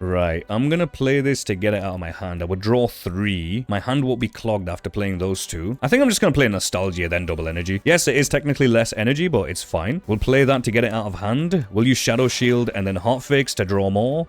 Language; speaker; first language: English; native; English